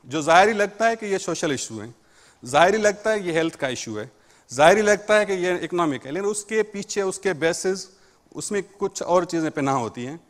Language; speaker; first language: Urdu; non-native, local second language; Sindhi